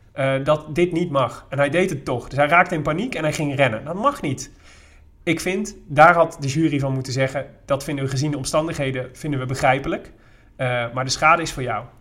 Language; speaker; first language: Dutch; native; Dutch